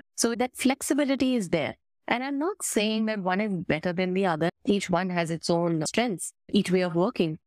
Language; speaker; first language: English; non-native, local second language; Hindi